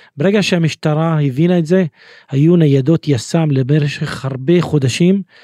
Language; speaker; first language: Hebrew; non-native, local second language; Arabic